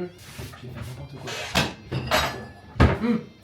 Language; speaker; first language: French; native; French